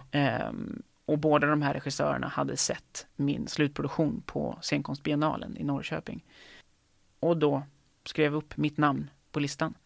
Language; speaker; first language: Swedish; native; Swedish